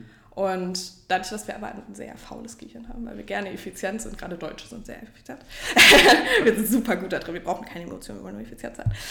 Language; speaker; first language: German; native; German